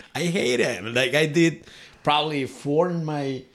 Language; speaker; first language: English; non-native, fluent; Spanish